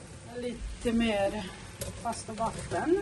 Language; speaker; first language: Swedish; non-native, fluent; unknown